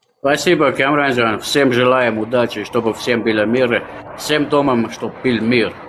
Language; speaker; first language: Russian; non-native, local second language; Armenian